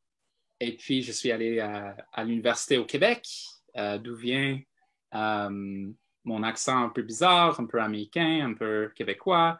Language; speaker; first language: French; non-native, fluent; English